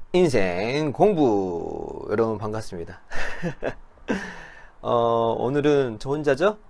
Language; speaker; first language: Korean; native; Korean